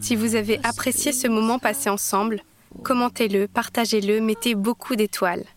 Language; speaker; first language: French; native; French